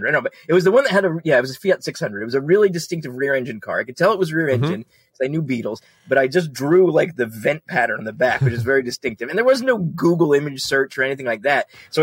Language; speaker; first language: English; native; English